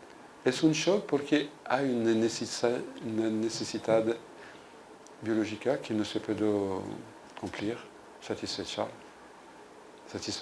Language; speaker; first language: Spanish; non-native, fluent; French